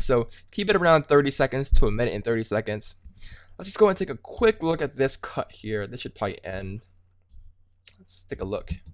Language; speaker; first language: English; native; English